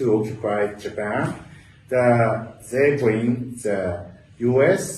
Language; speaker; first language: English; non-native, learner; Japanese